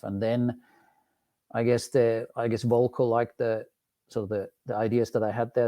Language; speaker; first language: English; non-native, fluent; Finnish